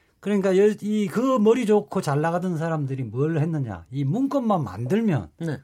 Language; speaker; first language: Korean; native; Korean